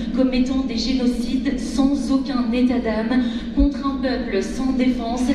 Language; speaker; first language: French; non-native, local second language; Arabic